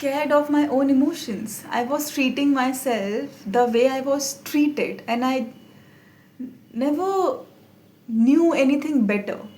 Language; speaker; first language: English; non-native, local second language; Hindi